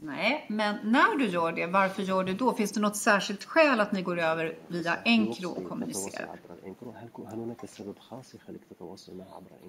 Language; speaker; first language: Swedish; native; Swedish